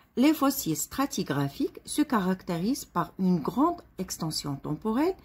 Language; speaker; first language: French; non-native, local second language; Arabic